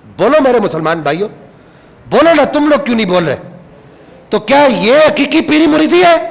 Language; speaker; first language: Urdu; non-native, local second language; Punjabi